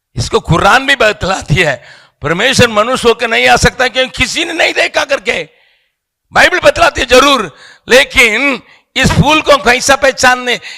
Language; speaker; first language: Hindi; non-native, local second language; Tamil